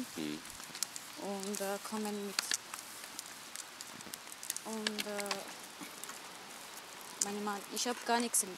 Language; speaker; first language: German; non-native, learner; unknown